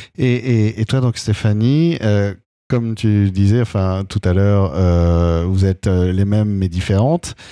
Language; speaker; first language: French; native; French